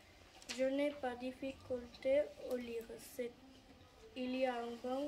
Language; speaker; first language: French; non-native, learner; Catalan